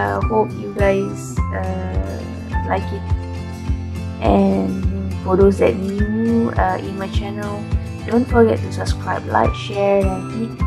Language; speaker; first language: English; non-native, local second language; Malay